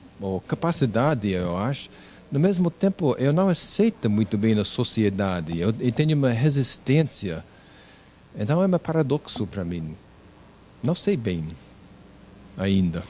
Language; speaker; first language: Portuguese; non-native, learner; English